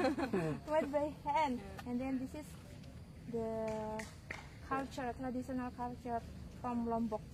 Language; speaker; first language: English; non-native, learner; Javanese